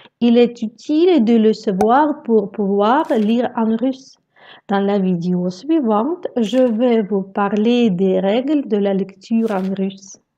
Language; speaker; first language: French; non-native, fluent; Russian